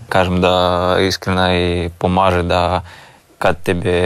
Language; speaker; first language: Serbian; non-native, learner; Russian